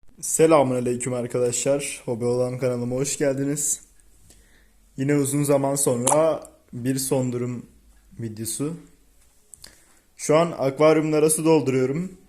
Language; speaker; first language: Turkish; native; Turkish